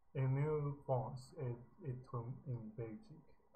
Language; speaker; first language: French; non-native, learner; English